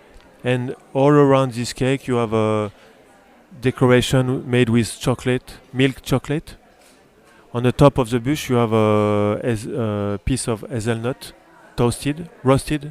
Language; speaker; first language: English; non-native, learner; French